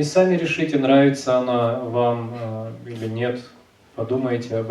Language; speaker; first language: Russian; native; Russian